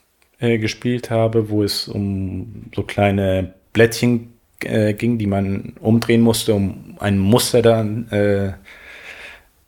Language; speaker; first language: German; non-native, fluent; Spanish